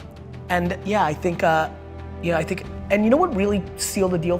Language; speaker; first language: English; early bilingual, other home language; Russian